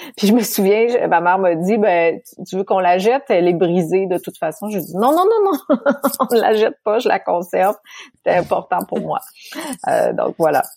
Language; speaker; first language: French; native; French